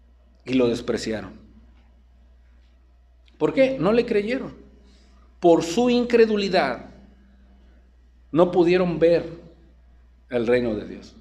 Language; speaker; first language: Spanish; native; Spanish